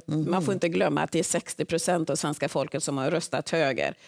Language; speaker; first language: Swedish; early bilingual, other home language; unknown